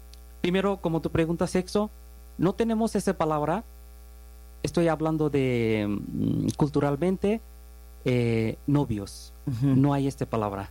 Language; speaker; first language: Spanish; non-native, learner; Bangla